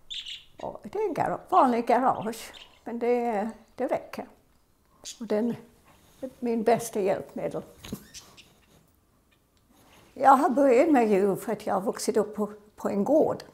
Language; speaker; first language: Swedish; non-native, fluent; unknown